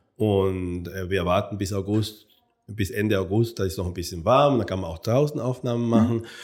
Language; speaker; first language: German; non-native, fluent; Spanish